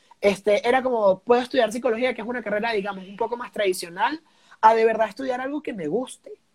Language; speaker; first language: Spanish; native; Spanish